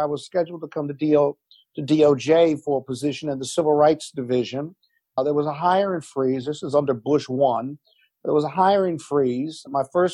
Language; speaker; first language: English; native; English